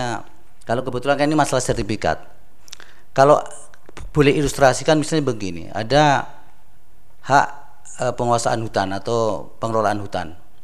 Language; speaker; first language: Indonesian; native; Indonesian